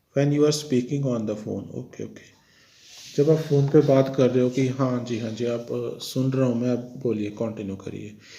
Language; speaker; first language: Hindi; native; Hindi